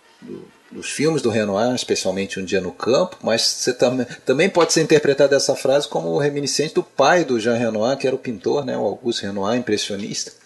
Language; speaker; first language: Portuguese; native; Portuguese